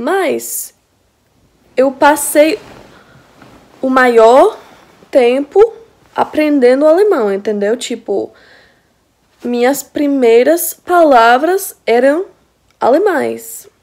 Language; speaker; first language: Portuguese; non-native, fluent; English